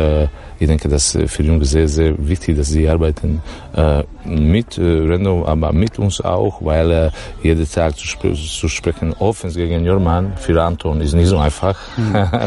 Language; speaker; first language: German; non-native, learner; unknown